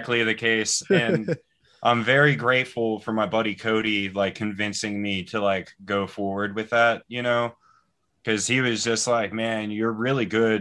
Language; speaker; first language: English; native; English